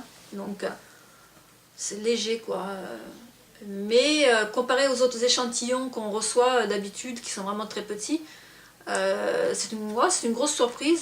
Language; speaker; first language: French; native; French